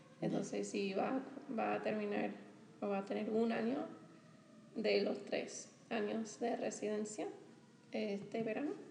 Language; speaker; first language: Spanish; non-native, fluent; English